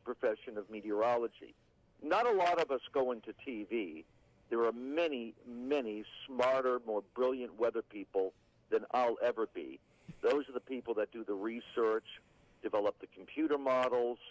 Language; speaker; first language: English; native; English